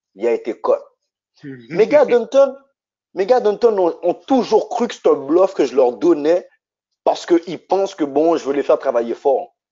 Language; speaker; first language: French; native; French